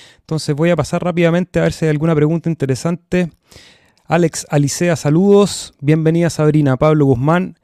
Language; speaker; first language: Spanish; native; Spanish